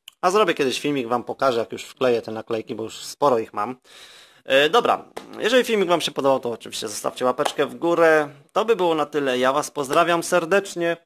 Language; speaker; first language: Polish; native; Polish